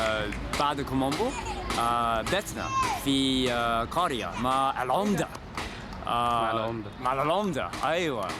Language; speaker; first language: Arabic; non-native, fluent; English